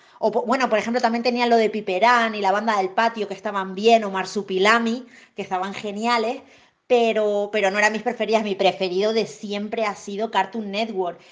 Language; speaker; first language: Spanish; native; Spanish